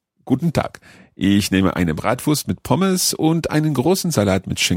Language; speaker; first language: German; non-native, learner; English